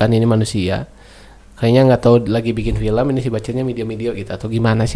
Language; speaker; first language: Indonesian; native; Indonesian